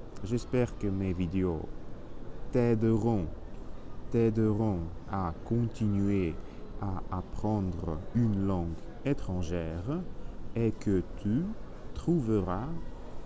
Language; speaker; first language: French; non-native, learner; Spanish